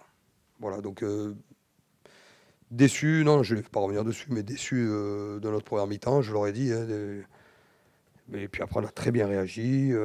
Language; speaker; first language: French; native; French